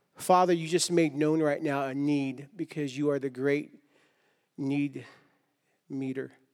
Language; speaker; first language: English; native; English